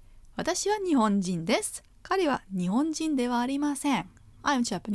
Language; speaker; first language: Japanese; non-native, fluent; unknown